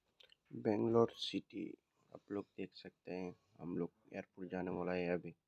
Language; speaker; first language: Hindi; non-native, local second language; Assamese